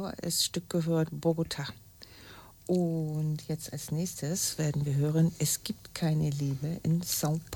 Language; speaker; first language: German; native; German